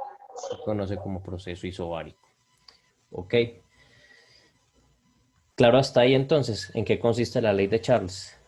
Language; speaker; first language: Spanish; native; Spanish